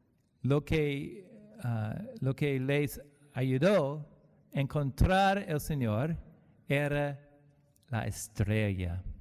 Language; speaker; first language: Spanish; non-native, learner; English